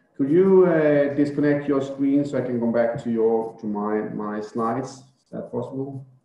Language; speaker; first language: English; non-native, fluent; Swedish